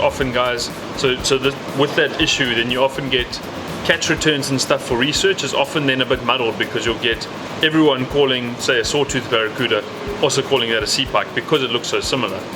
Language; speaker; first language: English; native; English